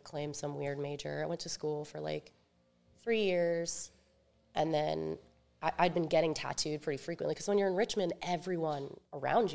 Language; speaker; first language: English; native; English